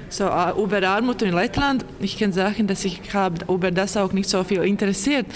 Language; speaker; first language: German; non-native, learner; Latvian